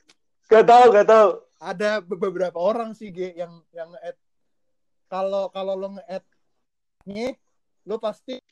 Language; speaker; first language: Indonesian; native; Indonesian